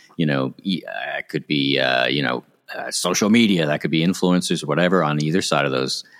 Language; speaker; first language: English; native; English